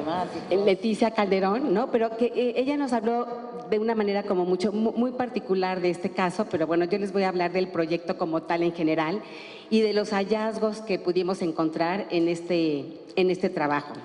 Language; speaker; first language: Spanish; native; Spanish